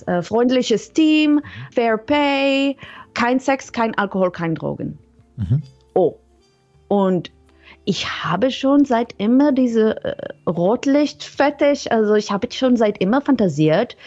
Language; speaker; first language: German; non-native, fluent; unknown